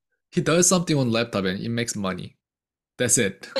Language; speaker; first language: English; non-native, fluent; Korean